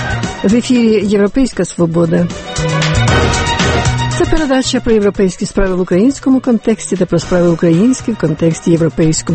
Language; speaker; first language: Ukrainian; native; Ukrainian